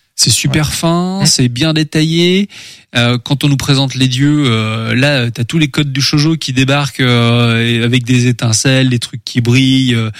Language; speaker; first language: French; native; French